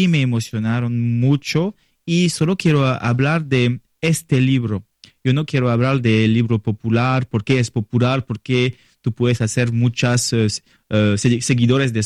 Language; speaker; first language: Spanish; non-native, learner; French